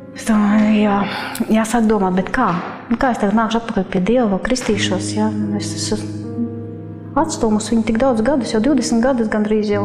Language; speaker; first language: Latvian; non-native, local second language; Russian